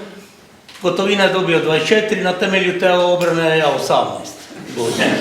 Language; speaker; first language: Croatian; native; Croatian